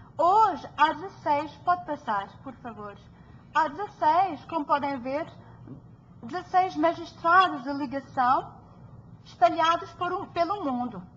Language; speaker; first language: Portuguese; early bilingual, heritage; Portuguese